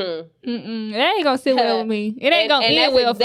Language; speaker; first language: English; native; English